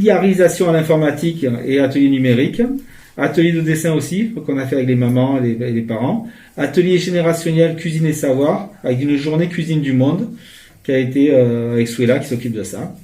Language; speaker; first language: French; native; French